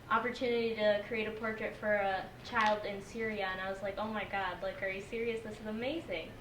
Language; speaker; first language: English; early bilingual, other home language; Urdu